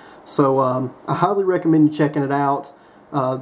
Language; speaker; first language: English; native; English